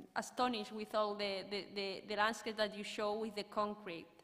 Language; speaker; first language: English; non-native, learner; Spanish